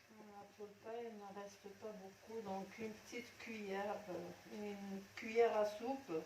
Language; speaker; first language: French; non-native, local second language; Arabic